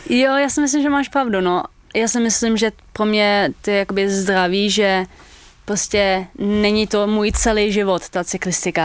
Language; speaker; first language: Czech; early bilingual, heritage; Dutch